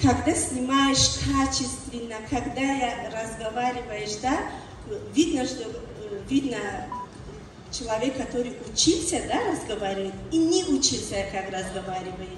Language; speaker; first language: Russian; non-native, learner; Tajik